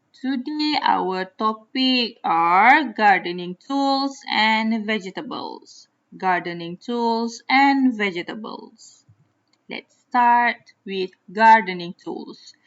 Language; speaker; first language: English; non-native, local second language; Malay